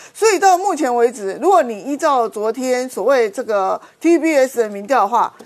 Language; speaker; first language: Chinese; native; Chinese